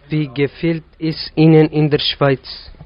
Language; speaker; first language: German; non-native, learner; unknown